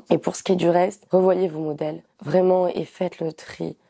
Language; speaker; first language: French; native; French